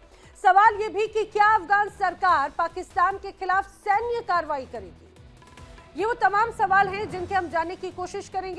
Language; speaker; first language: Hindi; native; Hindi